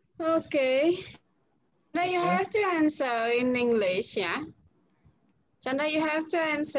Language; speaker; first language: English; non-native, fluent; Indonesian